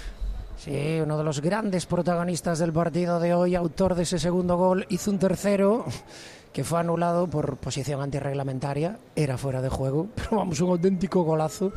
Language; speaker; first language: Spanish; native; Spanish